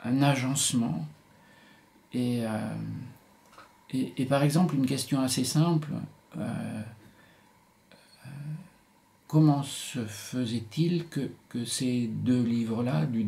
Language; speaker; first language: French; native; French